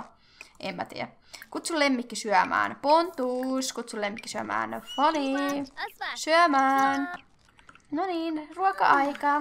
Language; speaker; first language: Finnish; native; Finnish